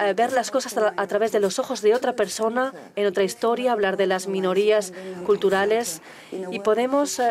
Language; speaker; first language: Spanish; non-native, fluent; Turkish